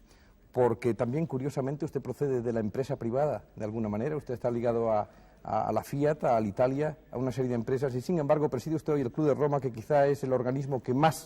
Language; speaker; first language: Spanish; native; Spanish